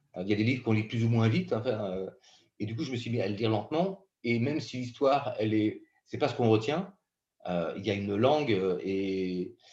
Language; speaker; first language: French; native; French